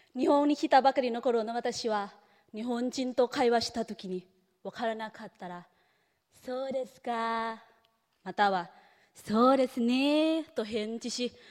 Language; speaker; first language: Japanese; non-native, fluent; Thai